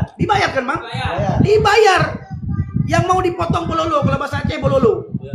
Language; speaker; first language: Indonesian; non-native, local second language; Achinese